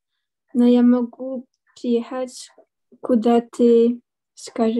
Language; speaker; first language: Russian; non-native, learner; French